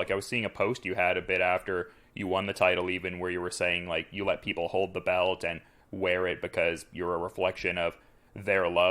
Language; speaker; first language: English; native; English